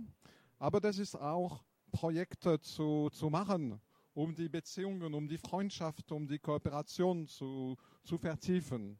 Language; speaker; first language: German; non-native, fluent; French